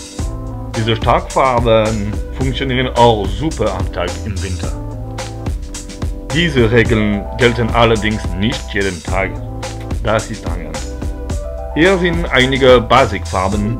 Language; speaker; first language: German; non-native, fluent; French